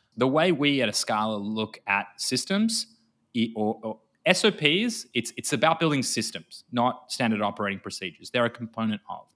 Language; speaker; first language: English; native; English